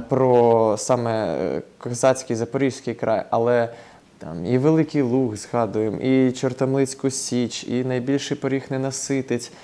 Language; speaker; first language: Ukrainian; non-native, local second language; Russian